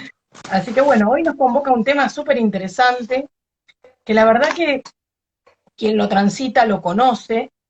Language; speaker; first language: Spanish; native; Spanish